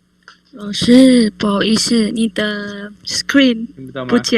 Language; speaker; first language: Chinese; non-native, learner; Indonesian